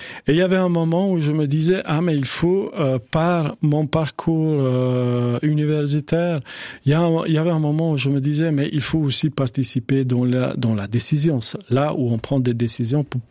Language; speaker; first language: French; non-native, fluent; Albanian